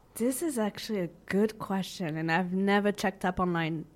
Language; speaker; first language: English; non-native, fluent; French